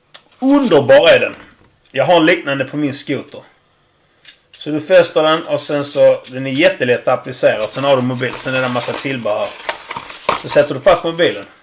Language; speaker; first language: Swedish; native; Swedish